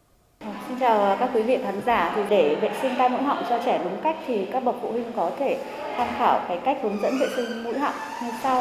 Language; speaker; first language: Vietnamese; native; Vietnamese